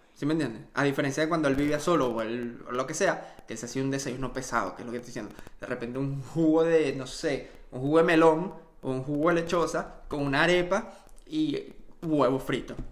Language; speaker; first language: Spanish; native; Spanish